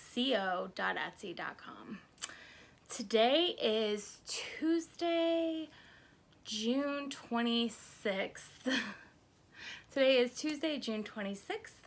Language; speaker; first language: English; native; English